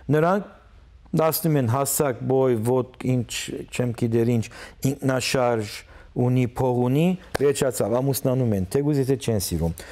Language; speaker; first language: Armenian; early bilingual, heritage; Armenian